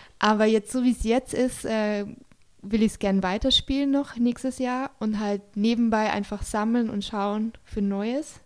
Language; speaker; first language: German; native; German